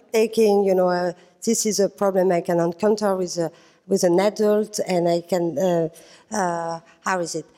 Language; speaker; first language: English; non-native, fluent; French